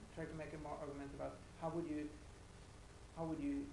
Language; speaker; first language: English; non-native, fluent; Swedish